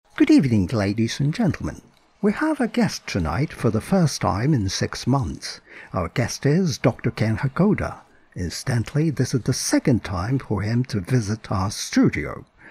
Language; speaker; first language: English; non-native, fluent; Japanese